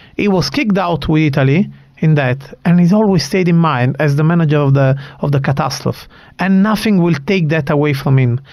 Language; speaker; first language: English; non-native, fluent; Italian